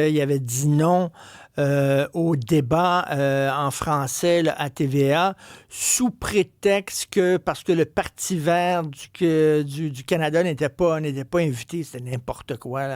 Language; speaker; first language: French; native; French